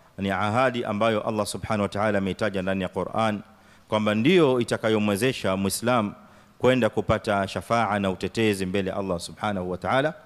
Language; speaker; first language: Swahili; native; Swahili